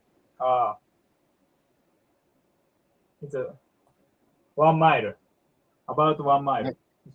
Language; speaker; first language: English; non-native, learner; Japanese